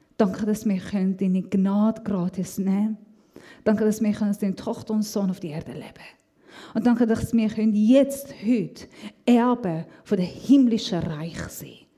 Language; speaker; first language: German; non-native, fluent; Persian